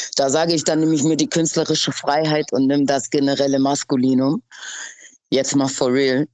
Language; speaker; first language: German; early bilingual, other home language; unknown